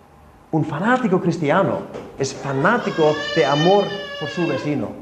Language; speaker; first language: Spanish; non-native, fluent; Icelandic